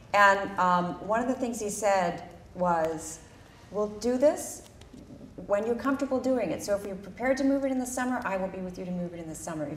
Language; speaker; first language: English; native; English